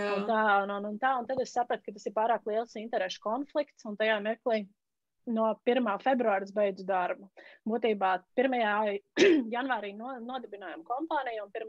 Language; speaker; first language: Latvian; native; Latvian